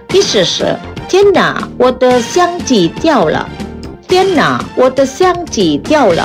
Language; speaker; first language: Chinese; non-native, fluent; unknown